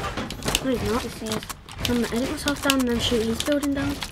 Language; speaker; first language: English; native; English